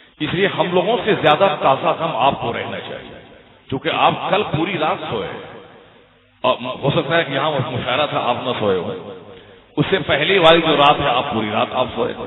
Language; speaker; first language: Urdu; non-native, local second language; Odia